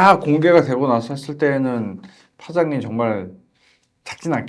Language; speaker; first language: Korean; native; Korean